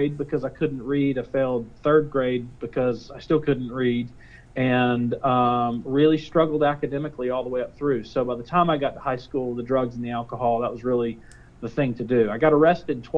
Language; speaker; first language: English; native; English